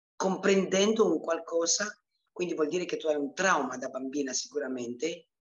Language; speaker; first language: Italian; early bilingual, other home language; Romanian